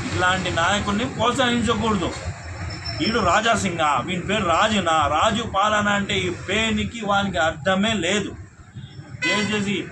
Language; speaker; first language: Telugu; non-native, local second language; Urdu